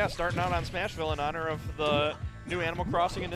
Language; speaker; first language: English; native; English